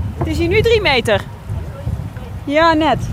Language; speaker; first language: German; non-native, learner; Dutch